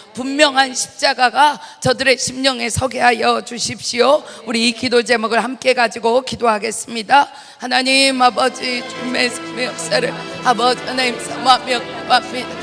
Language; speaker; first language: Korean; native; Korean